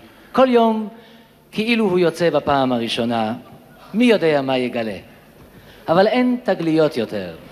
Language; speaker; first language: Hebrew; native; Hebrew